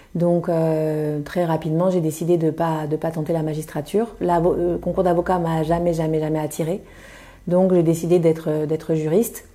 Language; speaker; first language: French; native; French